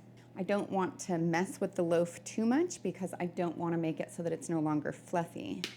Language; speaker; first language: English; native; English